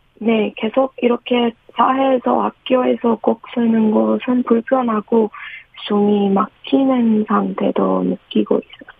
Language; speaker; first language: Korean; non-native, fluent; Persian